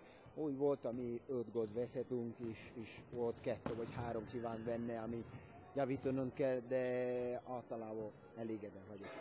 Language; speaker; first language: Hungarian; non-native, learner; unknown